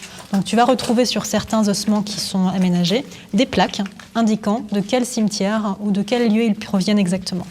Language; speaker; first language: French; native; French